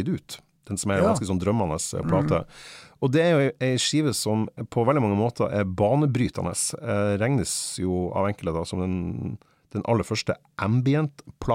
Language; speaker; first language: Norwegian; native; Norwegian